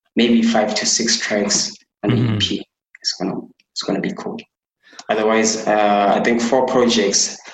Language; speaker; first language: English; non-native, local second language; Xhosa